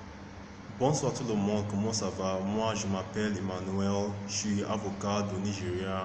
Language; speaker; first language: French; non-native, fluent; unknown